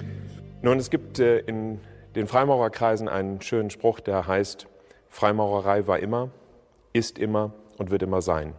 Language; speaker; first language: German; native; German